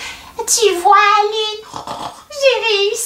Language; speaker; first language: French; native; French